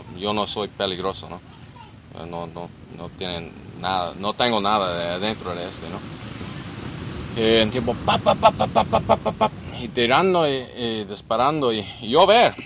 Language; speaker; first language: Spanish; non-native, learner; English